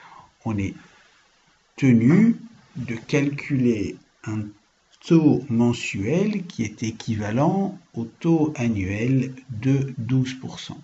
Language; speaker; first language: French; native; French